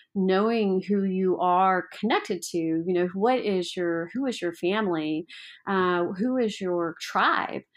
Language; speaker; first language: English; native; English